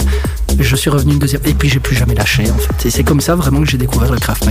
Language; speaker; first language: French; native; French